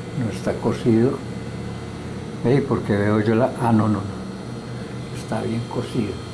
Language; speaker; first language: Spanish; native; Spanish